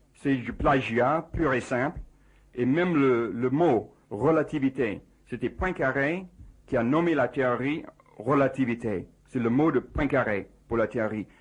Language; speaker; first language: French; non-native, fluent; English